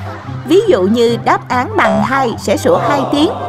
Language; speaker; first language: Vietnamese; native; Vietnamese